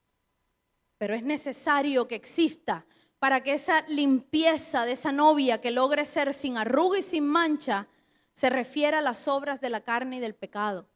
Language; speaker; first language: Spanish; native; Spanish